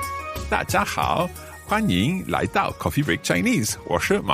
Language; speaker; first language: Chinese; non-native, learner; English